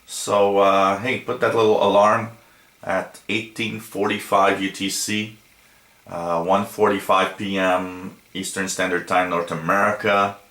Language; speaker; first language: English; non-native, local second language; French